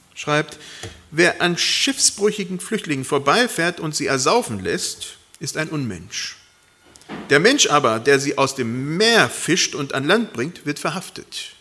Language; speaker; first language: German; early bilingual, other home language; Spanish